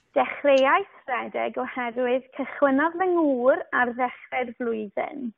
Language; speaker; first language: Welsh; native; Welsh